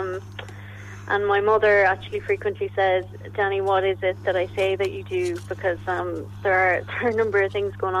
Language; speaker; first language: English; native; English